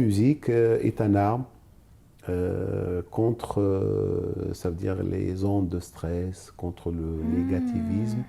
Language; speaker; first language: French; non-native, local second language; Arabic